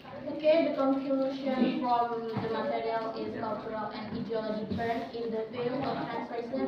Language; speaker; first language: English; non-native, learner; Indonesian